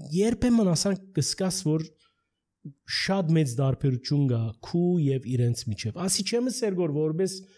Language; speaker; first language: Armenian; early bilingual, heritage; Armenian